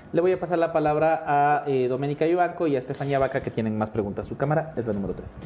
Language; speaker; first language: Spanish; native; Spanish